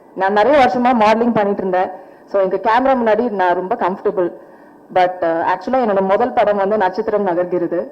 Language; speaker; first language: Tamil; non-native, fluent; Malayalam